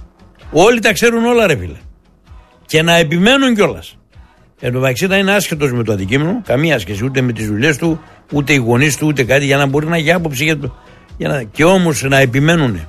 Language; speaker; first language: Greek; native; Greek